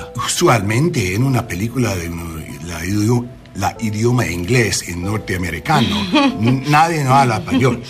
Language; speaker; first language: Spanish; non-native, learner; English